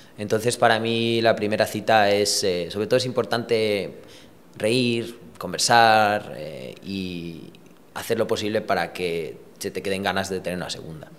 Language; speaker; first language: Spanish; early bilingual, other home language; Romanian